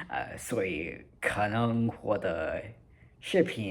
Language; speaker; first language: Chinese; non-native, learner; English